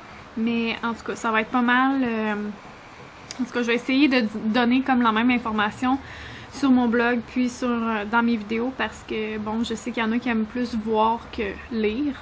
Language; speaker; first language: French; native; French